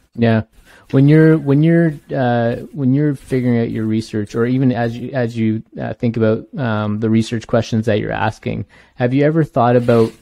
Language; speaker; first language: English; native; English